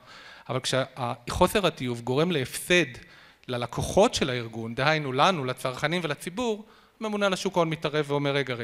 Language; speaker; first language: Hebrew; native; Hebrew